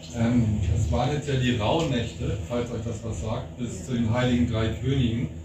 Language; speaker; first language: German; native; German